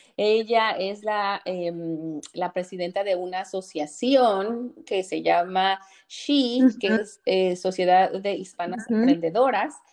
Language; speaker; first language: Spanish; native; Spanish